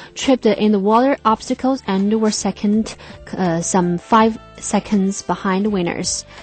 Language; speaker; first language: English; non-native, fluent; Chinese